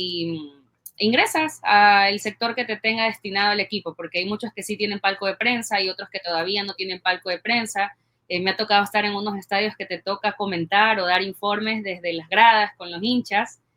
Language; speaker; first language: Spanish; native; Spanish